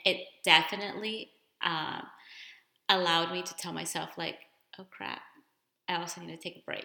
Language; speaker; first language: English; early bilingual, other home language; Spanish